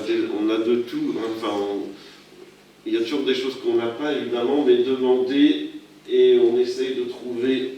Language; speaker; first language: French; native; French